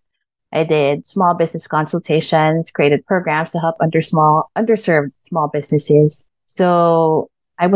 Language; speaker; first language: English; non-native, local second language; Filipino